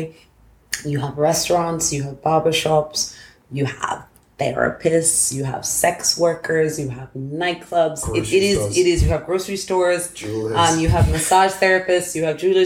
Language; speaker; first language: English; non-native, local second language; Yoruba